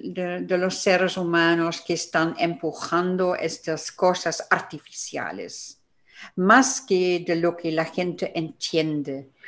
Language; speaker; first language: Spanish; non-native, fluent; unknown